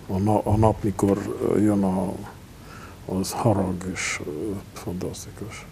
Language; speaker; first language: Hungarian; non-native, local second language; Romanian